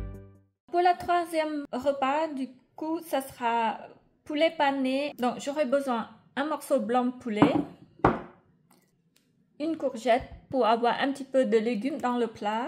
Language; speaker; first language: French; non-native, fluent; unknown